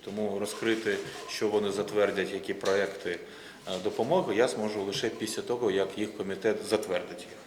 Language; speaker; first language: Ukrainian; native; Ukrainian